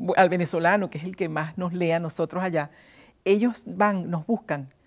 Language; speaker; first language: Spanish; native; Spanish